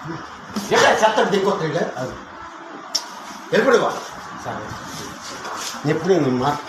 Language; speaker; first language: Telugu; native; Telugu